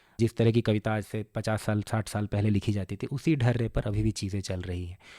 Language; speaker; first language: Hindi; non-native, local second language; Bangla